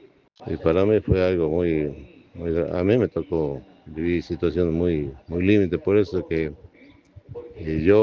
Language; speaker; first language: Spanish; native; Spanish